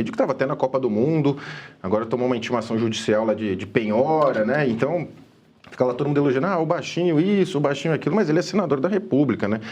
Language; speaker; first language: Portuguese; native; Portuguese